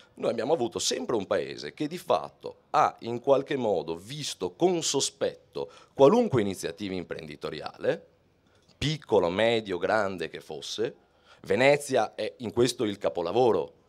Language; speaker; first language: Italian; native; Italian